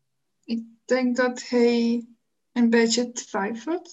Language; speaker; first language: Dutch; non-native, learner; Czech